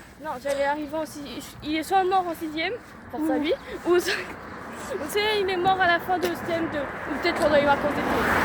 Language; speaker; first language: French; native; French